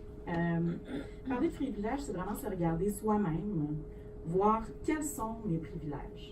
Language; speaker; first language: French; native; French